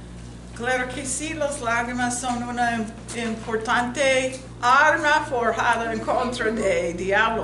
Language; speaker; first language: Spanish; non-native, learner; English